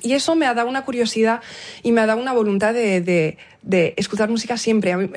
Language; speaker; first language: Spanish; early bilingual, heritage; Spanish